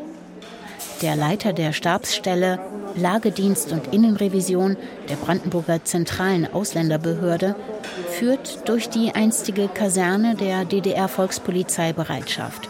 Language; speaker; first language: German; native; German